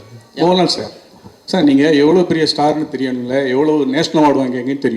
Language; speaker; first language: Tamil; native; Tamil